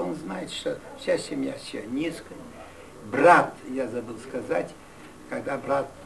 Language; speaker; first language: Russian; non-native, fluent; Yiddish